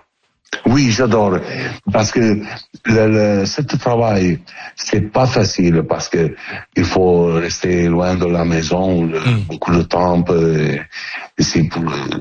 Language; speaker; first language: French; non-native, fluent; Italian